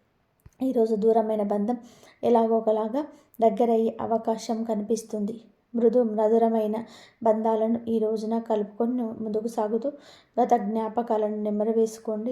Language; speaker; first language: Telugu; native; Telugu